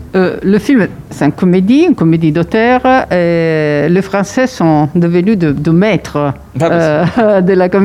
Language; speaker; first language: French; non-native, fluent; Italian